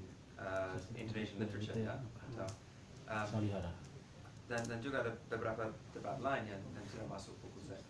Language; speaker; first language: Indonesian; non-native, fluent; English